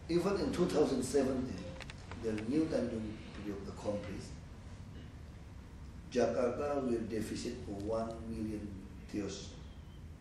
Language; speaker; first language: English; non-native, learner; Indonesian